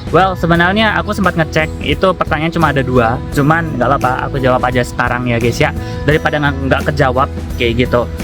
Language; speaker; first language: Indonesian; native; Indonesian